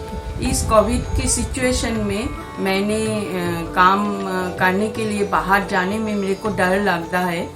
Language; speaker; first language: Hindi; non-native, local second language; Bangla